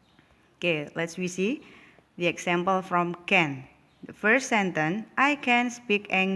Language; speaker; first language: English; non-native, local second language; Indonesian